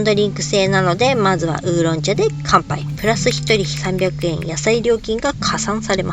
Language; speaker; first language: Japanese; native; Japanese